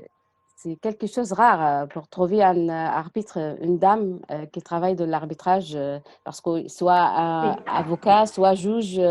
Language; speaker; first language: French; non-native, learner; Arabic